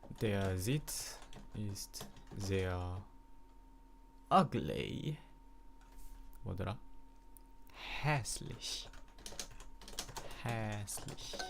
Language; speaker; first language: German; non-native, learner; Korean